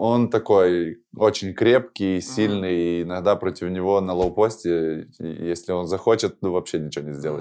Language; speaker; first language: Russian; native; Russian